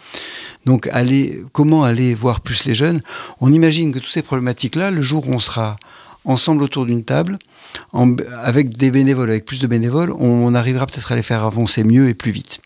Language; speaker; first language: French; native; French